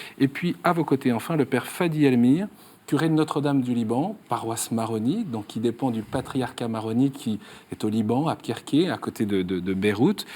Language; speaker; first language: French; native; French